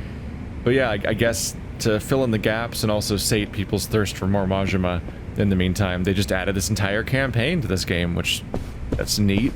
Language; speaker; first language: English; native; English